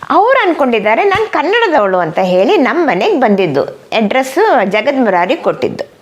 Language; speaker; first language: Kannada; non-native, local second language; Malayalam